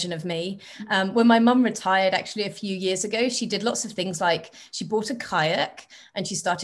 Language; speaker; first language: English; native; English